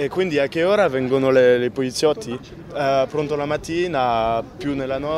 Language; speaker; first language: Italian; non-native, learner; Arabic